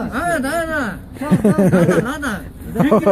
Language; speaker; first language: Russian; non-native, learner; Tajik